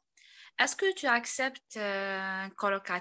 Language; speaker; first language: French; non-native, learner; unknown